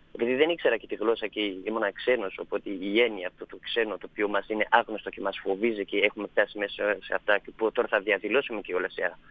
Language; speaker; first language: Greek; non-native, fluent; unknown